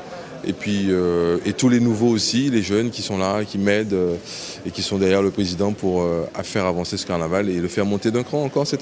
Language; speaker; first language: French; native; French